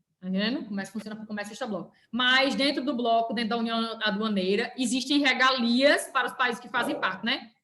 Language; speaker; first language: Portuguese; native; Portuguese